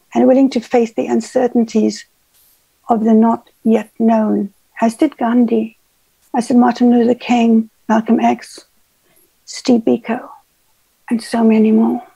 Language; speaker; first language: English; native; English